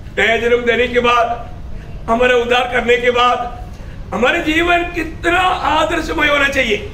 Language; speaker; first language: Hindi; non-native, local second language; Malayalam